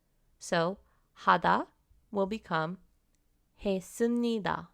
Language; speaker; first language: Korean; non-native, fluent; English